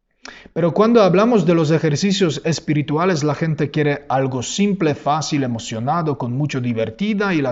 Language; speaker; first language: Spanish; non-native, fluent; Polish